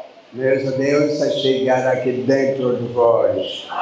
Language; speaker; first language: Portuguese; non-native, learner; Lingala